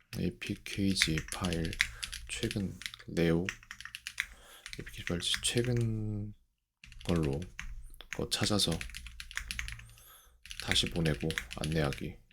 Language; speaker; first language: Korean; native; Korean